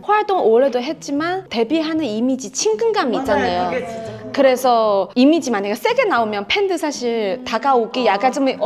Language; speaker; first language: Korean; non-native, fluent; Chinese